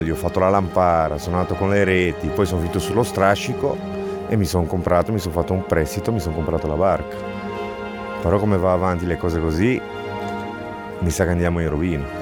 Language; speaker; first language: Italian; non-native, fluent; Romanian